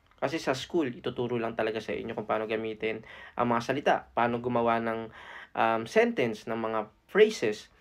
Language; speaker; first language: Filipino; native; Filipino